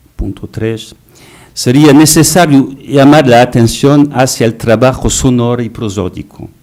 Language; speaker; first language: Spanish; non-native, fluent; French